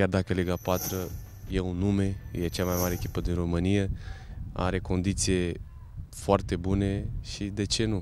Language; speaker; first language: Romanian; non-native, fluent; Portuguese